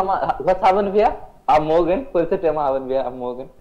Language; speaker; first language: German; non-native, learner; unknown